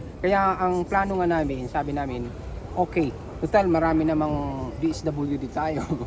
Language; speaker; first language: Filipino; native; Filipino